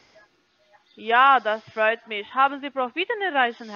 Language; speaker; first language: German; non-native, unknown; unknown